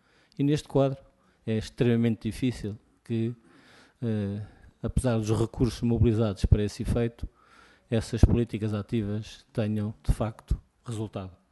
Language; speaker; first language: Portuguese; native; Portuguese